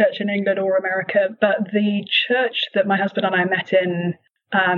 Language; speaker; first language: English; native; English